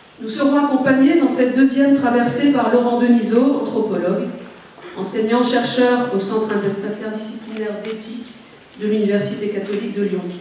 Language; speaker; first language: French; native; French